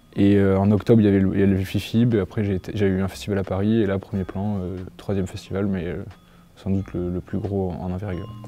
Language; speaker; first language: French; native; French